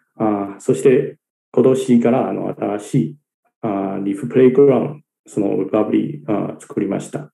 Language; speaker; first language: Japanese; non-native, learner; Chinese